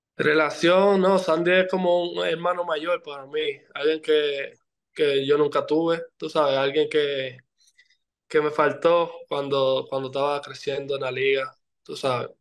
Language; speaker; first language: Spanish; native; Spanish